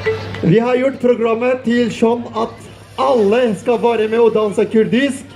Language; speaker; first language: Norwegian; non-native, fluent; Central Kurdish